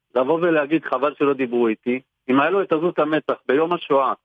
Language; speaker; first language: Hebrew; early bilingual, other home language; Turkish